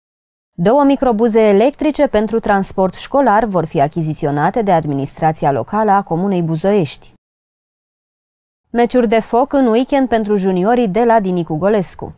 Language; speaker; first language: Romanian; native; Romanian